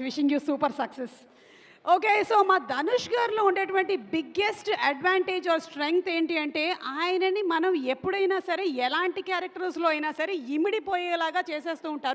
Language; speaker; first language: Telugu; native; Telugu